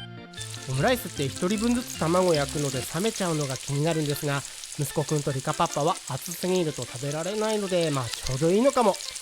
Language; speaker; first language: Japanese; native; Japanese